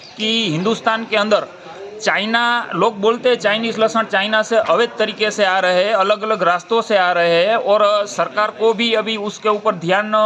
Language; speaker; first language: Hindi; non-native, local second language; Gujarati